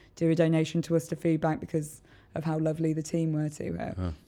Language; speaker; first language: English; native; English